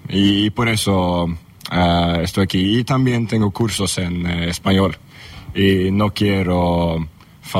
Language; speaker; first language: Spanish; non-native, learner; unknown